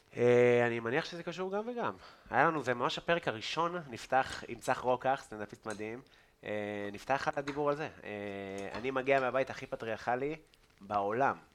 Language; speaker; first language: Hebrew; native; Hebrew